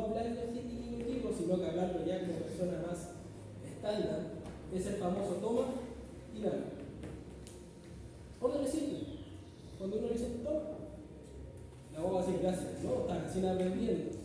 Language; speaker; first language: Spanish; native; Spanish